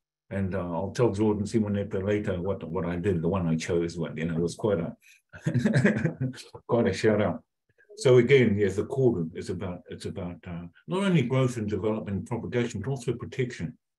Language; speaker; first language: English; native; English